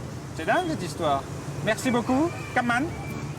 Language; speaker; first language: French; native; French